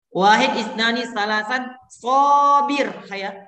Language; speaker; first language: Arabic; non-native, fluent; Indonesian